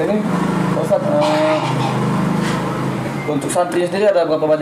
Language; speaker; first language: Malay; native; Malay